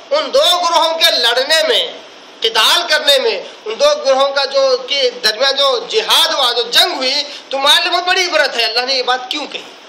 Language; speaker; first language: Urdu; native; Urdu